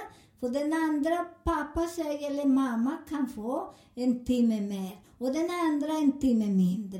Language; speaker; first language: Swedish; non-native, learner; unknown